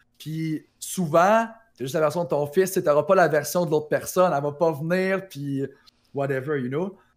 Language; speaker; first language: French; native; French